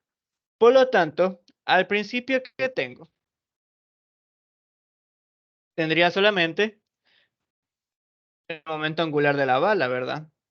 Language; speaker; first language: Spanish; native; Spanish